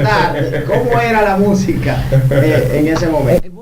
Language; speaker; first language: Spanish; native; Spanish